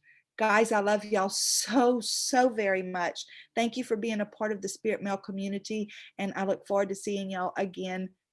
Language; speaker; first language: English; native; English